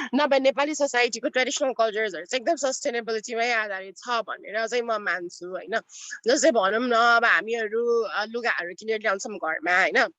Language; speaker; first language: Nepali; non-native, local second language; Newari